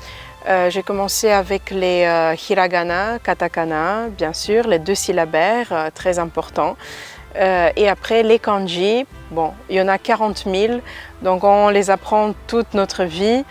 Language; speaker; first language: French; early bilingual, other home language; Romanian